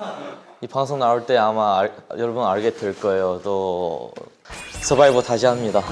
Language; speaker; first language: Korean; non-native, fluent; Chinese